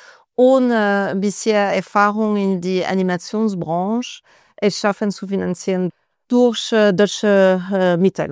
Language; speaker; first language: German; non-native, fluent; French